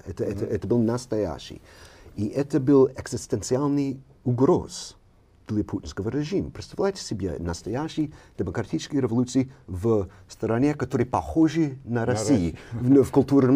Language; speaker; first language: Russian; non-native, fluent; English